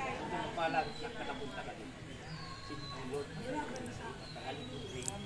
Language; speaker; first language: Filipino; non-native, local second language; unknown